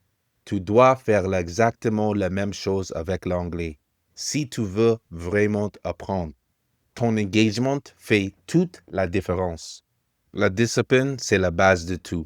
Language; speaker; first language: French; non-native, fluent; English